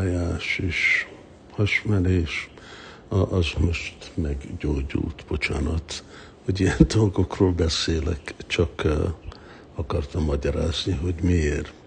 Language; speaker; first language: Hungarian; early bilingual, heritage; Hungarian